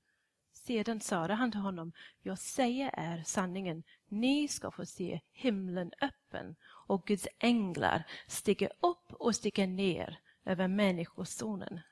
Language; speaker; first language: Swedish; non-native, fluent; English